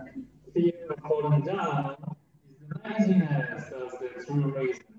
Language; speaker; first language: English; non-native, fluent; Polish